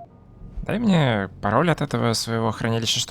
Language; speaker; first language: Russian; native; Russian